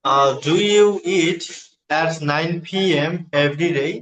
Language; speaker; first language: English; non-native, learner; Bangla